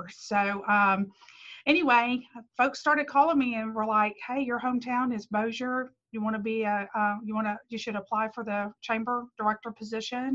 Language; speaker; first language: English; native; English